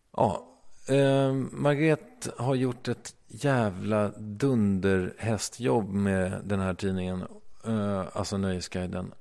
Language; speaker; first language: Swedish; native; Swedish